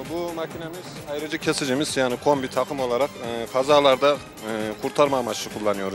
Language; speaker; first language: Turkish; native; Turkish